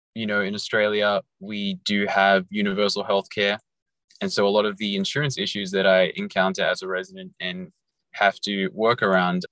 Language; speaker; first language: English; native; English